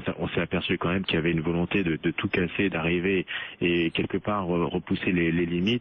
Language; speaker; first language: French; native; French